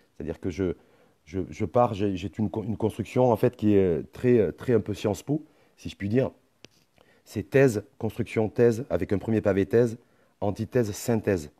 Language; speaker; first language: French; non-native, local second language; Arabic